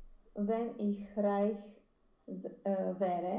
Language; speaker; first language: German; non-native, learner; Romanian